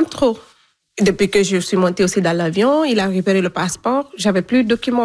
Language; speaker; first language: French; non-native, local second language; Fula